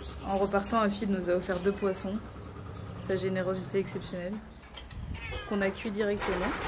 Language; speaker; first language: French; native; French